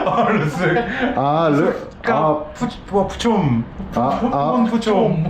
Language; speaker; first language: Thai; non-native, learner; Korean